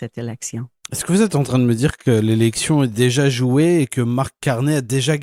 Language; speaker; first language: French; native; French